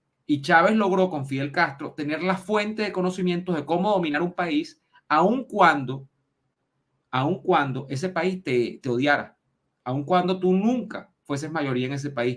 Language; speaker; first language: Spanish; native; Spanish